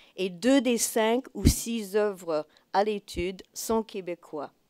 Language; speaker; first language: French; non-native, fluent; English